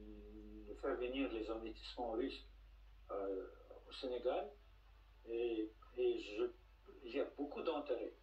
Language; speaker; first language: French; non-native, fluent; Russian